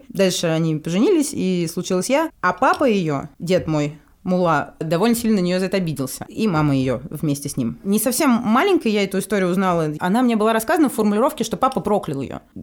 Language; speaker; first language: Russian; native; Russian